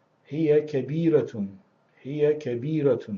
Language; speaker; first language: Arabic; non-native, fluent; Russian